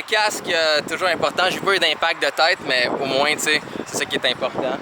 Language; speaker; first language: French; native; French